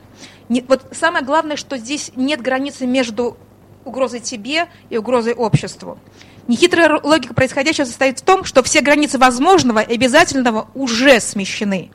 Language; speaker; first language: Russian; native; Russian